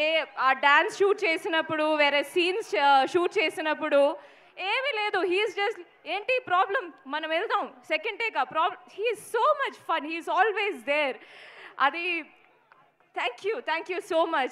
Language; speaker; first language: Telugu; non-native, fluent; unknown